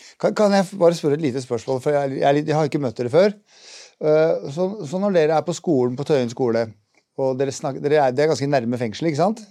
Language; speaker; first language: Norwegian; native; Norwegian